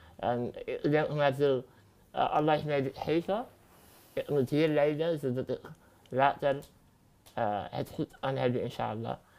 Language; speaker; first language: Dutch; early bilingual, other home language; Arabic